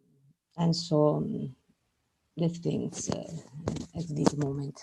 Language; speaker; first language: English; non-native, learner; Italian